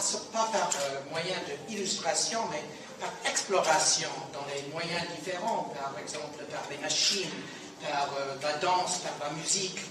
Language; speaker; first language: French; non-native, fluent; English